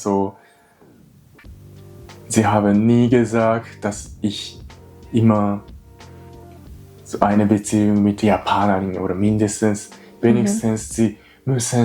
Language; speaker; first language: German; non-native, learner; Japanese